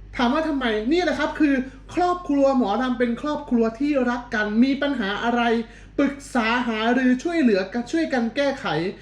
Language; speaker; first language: Thai; native; Thai